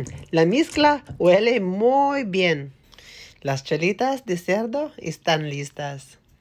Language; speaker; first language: Spanish; non-native, learner; Filipino